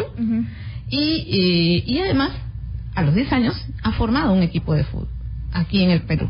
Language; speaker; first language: Spanish; native; Spanish